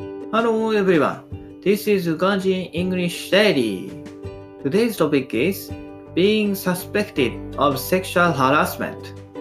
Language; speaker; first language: English; non-native, learner; Japanese